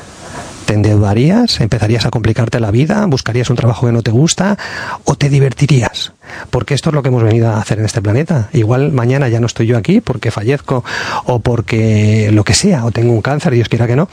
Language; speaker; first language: Spanish; native; Spanish